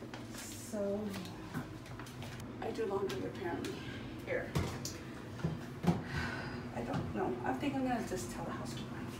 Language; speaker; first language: English; early bilingual, other home language; Spanish